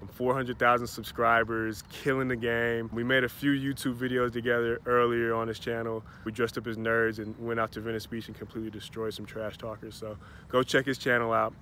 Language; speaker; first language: English; native; English